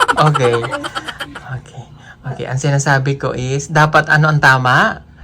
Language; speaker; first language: Filipino; non-native, local second language; Cebuano